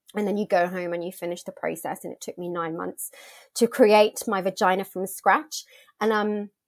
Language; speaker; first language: English; native; English